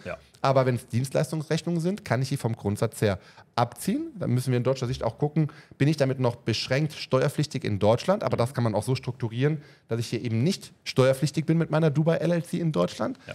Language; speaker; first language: German; native; German